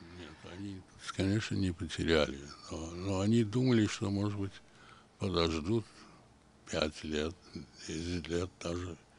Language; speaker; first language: Russian; early bilingual, heritage; Russian